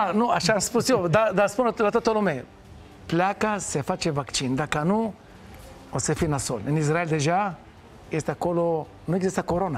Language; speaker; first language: Romanian; non-native, fluent; Hebrew